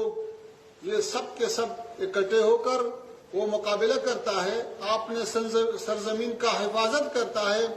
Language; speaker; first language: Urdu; non-native, fluent; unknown